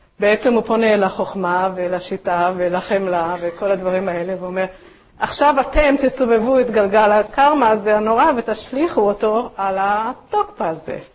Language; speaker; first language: Hebrew; native; Hebrew